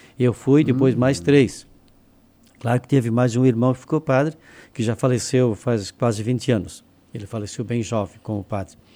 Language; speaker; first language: Portuguese; non-native, local second language; German